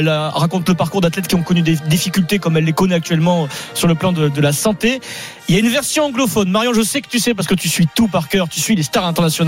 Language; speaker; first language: French; native; French